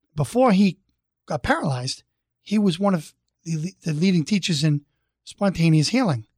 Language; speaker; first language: English; native; English